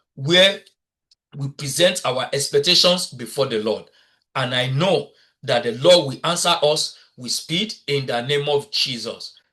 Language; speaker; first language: English; non-native, local second language; Yoruba